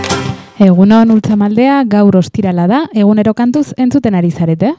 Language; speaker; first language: Basque; native; Basque